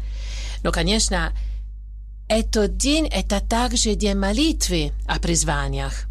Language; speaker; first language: Russian; non-native, fluent; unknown